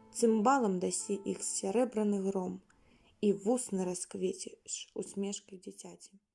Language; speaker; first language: Belarusian; native; Belarusian